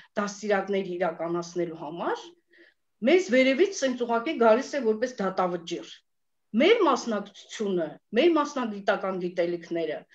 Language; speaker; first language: Armenian; native; Armenian